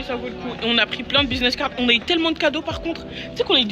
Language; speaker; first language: French; native; French